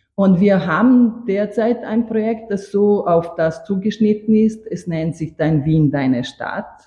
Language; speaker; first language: German; non-native, fluent; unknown